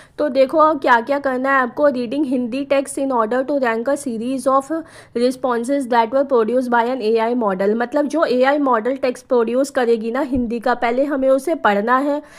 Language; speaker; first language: Hindi; native; Hindi